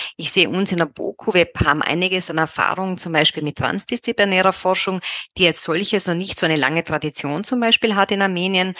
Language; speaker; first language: German; native; German